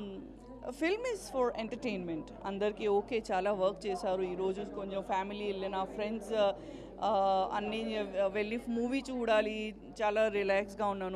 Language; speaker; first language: Telugu; non-native, learner; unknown